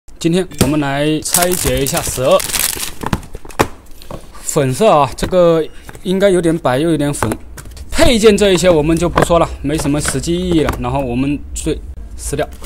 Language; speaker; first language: Chinese; native; Chinese